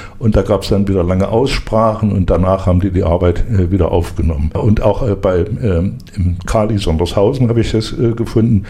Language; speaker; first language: German; native; German